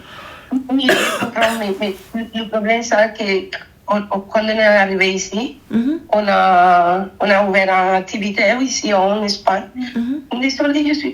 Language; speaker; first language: French; non-native, fluent; Spanish